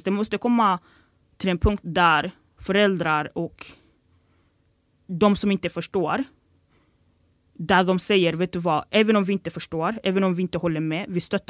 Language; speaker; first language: Swedish; early bilingual, other home language; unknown